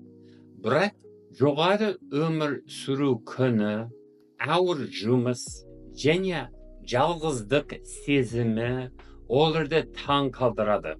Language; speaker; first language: Kazakh; non-native, fluent; English